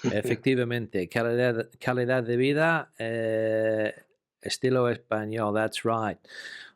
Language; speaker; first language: Spanish; non-native, fluent; English